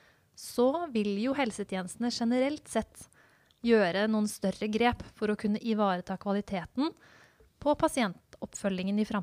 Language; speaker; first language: Norwegian; native; Norwegian